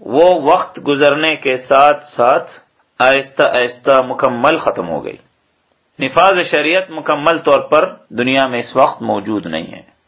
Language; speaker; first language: Urdu; native; Urdu